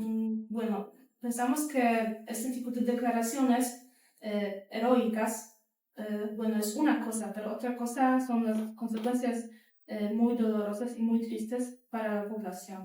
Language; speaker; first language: Spanish; non-native, fluent; Polish